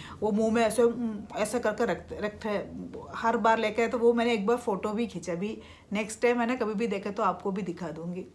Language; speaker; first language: Hindi; non-native, local second language; Malayalam